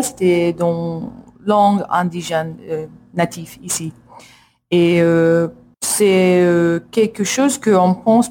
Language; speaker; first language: French; non-native, learner; English